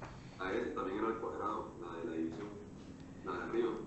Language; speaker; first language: Spanish; native; Spanish